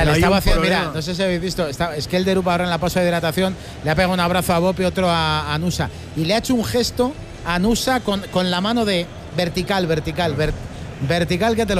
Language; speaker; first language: Spanish; native; Spanish